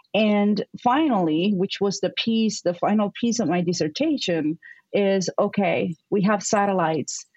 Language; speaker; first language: English; non-native, fluent; Spanish